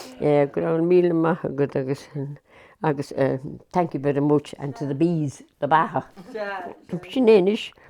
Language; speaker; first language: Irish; native; Irish